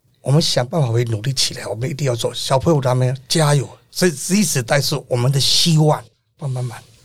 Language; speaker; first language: Chinese; non-native, fluent; Burmese